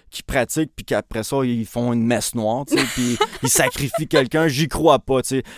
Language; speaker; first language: French; early bilingual, other home language; Spanish